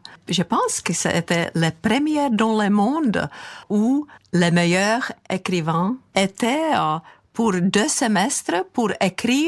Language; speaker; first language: French; non-native, fluent; Czech